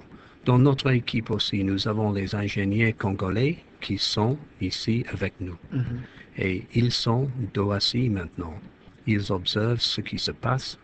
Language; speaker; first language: French; non-native, fluent; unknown